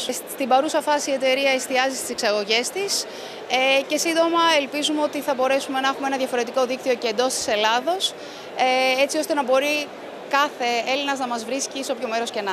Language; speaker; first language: Greek; native; Greek